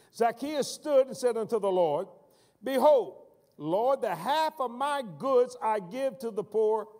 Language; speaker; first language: English; native; English